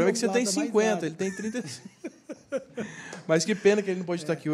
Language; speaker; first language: Portuguese; native; Portuguese